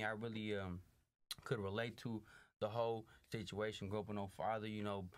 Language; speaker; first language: English; native; English